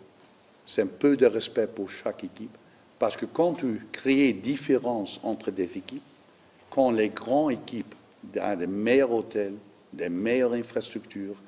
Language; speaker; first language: French; non-native, fluent; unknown